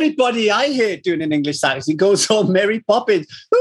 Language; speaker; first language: English; native; English